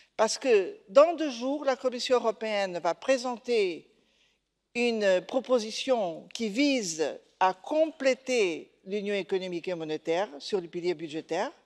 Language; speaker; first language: French; non-native, fluent; Portuguese